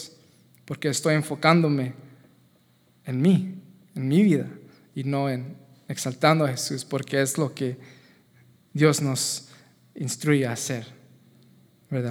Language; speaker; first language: Spanish; native; Spanish